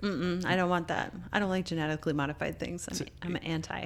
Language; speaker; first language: English; native; English